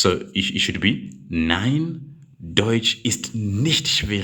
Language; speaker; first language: German; non-native, learner; English